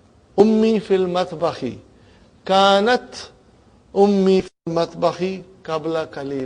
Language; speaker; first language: Arabic; non-native, fluent; English